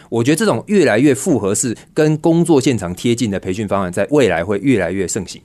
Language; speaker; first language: Chinese; native; Chinese